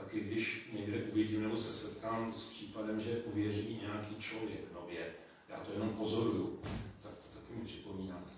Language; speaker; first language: Czech; native; Czech